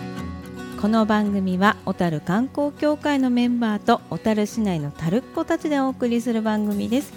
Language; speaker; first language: Japanese; native; Japanese